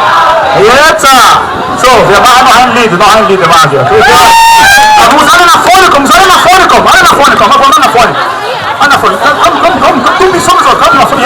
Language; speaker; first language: German; non-native, learner; Portuguese